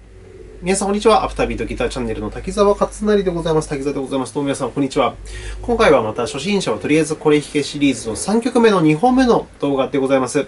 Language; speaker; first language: Japanese; native; Japanese